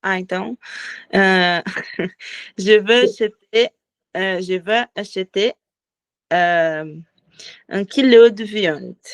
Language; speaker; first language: French; non-native, learner; Portuguese